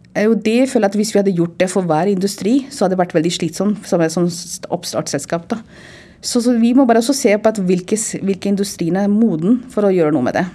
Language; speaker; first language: Norwegian; non-native, fluent; Hindi